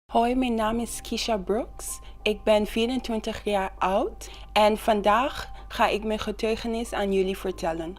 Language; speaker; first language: Dutch; non-native, local second language; Papiamento